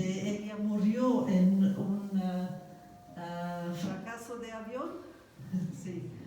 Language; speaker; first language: Spanish; non-native, fluent; English